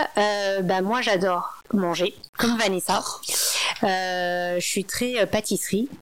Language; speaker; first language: French; early bilingual, other home language; Min Nan Chinese